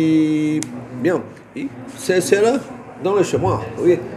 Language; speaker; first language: French; non-native, fluent; Portuguese